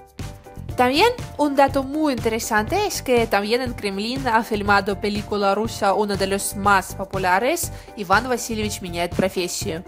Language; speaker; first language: Spanish; non-native, learner; Russian